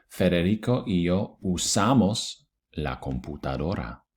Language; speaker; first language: Spanish; non-native, fluent; English